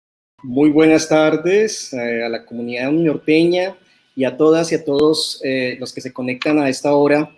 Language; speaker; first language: Spanish; native; Spanish